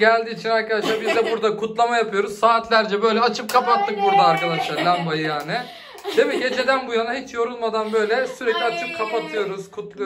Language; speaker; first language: Turkish; native; Turkish